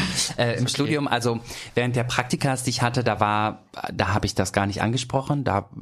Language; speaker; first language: German; native; German